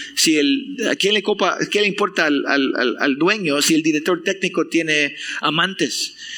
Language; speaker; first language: Spanish; non-native, fluent; English